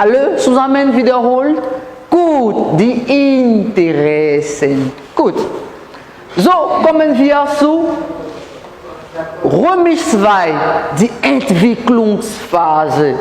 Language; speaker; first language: German; non-native, learner; French